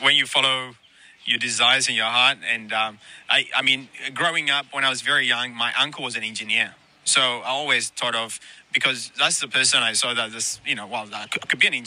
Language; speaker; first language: English; native; English